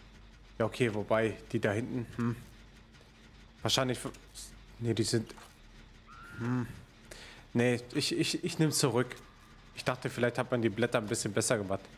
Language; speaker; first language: German; native; German